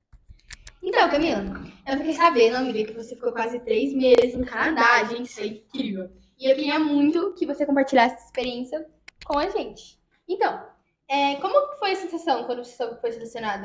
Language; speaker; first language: Portuguese; native; Portuguese